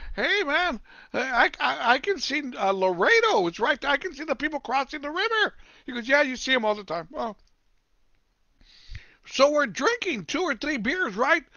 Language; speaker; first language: English; native; English